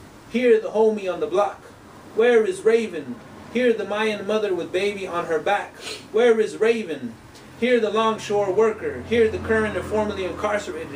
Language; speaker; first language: English; native; English